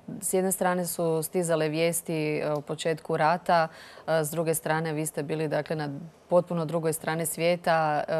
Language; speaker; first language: Croatian; native; Croatian